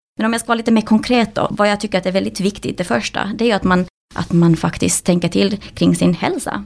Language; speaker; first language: Swedish; native; Swedish